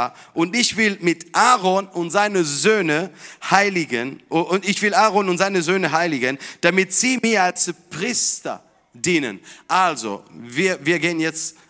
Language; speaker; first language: German; non-native, fluent; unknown